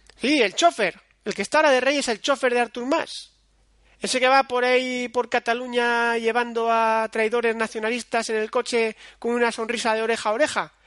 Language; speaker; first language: Spanish; native; Spanish